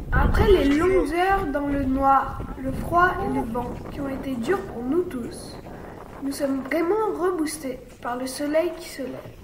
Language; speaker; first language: French; native; French